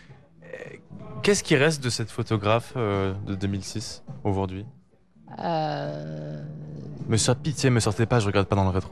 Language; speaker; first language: French; native; French